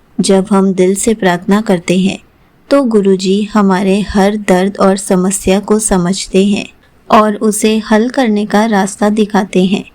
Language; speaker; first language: Hindi; native; Hindi